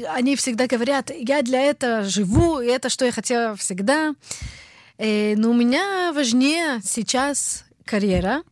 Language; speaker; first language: Russian; early bilingual, heritage; Hebrew